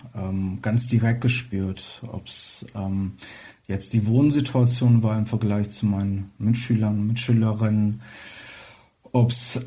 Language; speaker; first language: German; early bilingual, other home language; Armenian